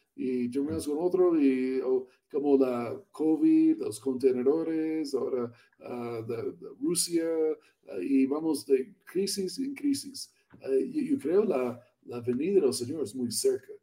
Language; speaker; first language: Spanish; non-native, learner; English